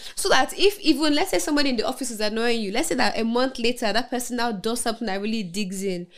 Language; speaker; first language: English; non-native, local second language; Yoruba